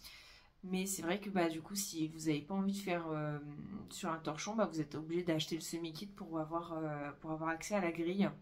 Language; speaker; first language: French; native; French